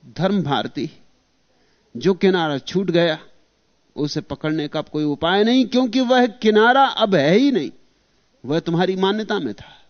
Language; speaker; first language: Hindi; native; Hindi